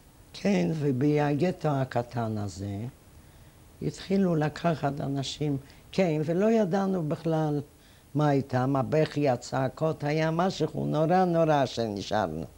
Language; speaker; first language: Hebrew; non-native, fluent; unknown